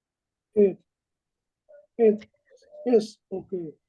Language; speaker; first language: English; non-native, learner; Vietnamese